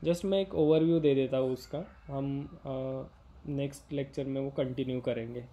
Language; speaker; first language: Hindi; non-native, local second language; Marathi